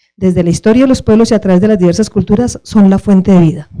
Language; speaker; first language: Spanish; native; Spanish